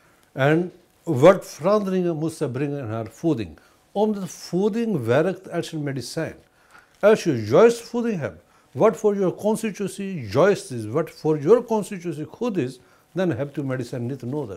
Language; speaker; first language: Dutch; non-native, fluent; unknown